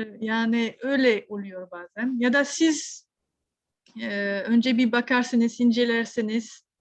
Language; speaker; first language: Turkish; non-native, fluent; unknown